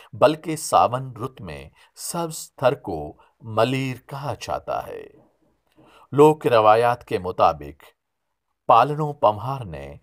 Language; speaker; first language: Urdu; non-native, local second language; Sindhi